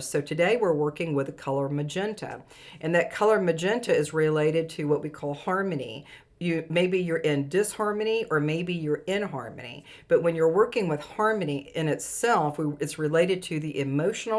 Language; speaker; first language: English; native; English